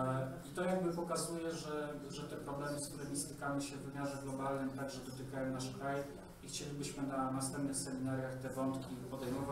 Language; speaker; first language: Polish; native; Polish